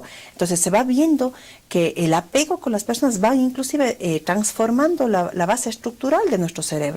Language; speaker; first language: Spanish; native; Spanish